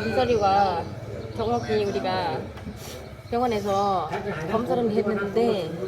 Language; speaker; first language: Korean; non-native, learner; Lao